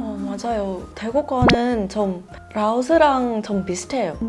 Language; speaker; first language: Korean; non-native, learner; Thai